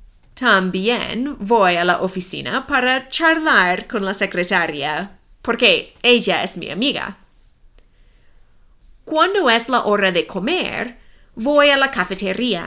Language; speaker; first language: Spanish; non-native, fluent; English